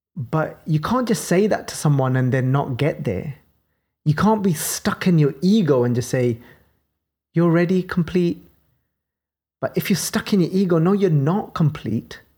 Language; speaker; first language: English; native; English